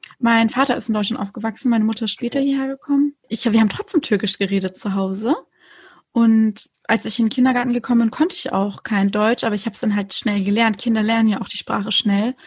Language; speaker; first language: German; early bilingual, other home language; Turkish